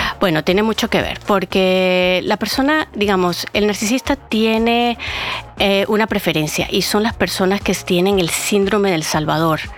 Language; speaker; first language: Spanish; native; Spanish